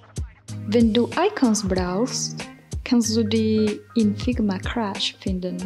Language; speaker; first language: German; non-native, fluent; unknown